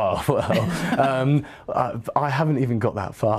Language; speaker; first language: English; native; English